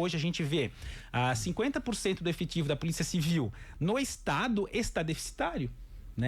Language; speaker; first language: Portuguese; native; Portuguese